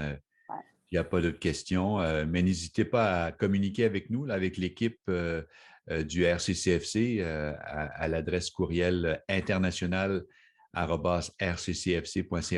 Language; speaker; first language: French; native; French